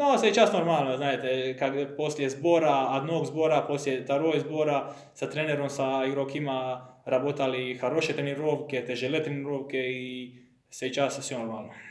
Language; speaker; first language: Russian; non-native, learner; Croatian